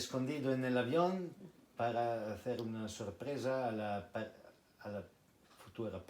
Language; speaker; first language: Spanish; non-native, learner; Italian